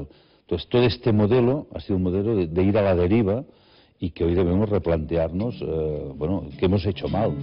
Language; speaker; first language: Spanish; native; Spanish